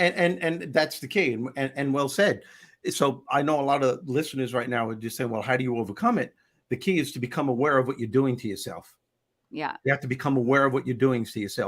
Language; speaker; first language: English; native; English